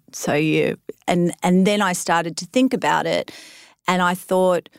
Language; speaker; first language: English; native; English